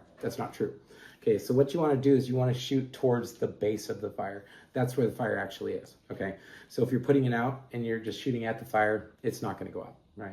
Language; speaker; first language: English; native; English